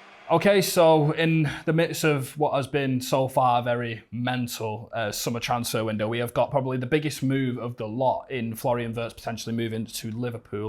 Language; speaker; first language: English; native; English